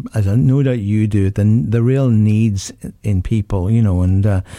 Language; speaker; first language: English; native; English